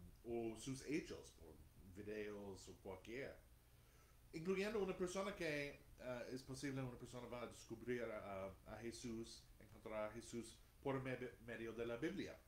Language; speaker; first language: Spanish; non-native, fluent; English